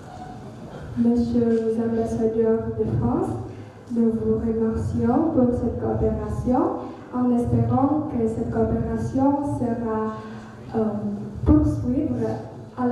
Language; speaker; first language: French; non-native, learner; Indonesian